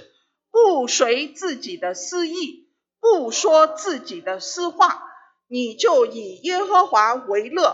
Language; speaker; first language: Chinese; native; Chinese